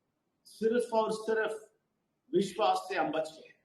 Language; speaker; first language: Hindi; non-native, local second language; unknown